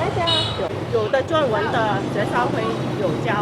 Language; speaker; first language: Chinese; early bilingual, heritage; Chinese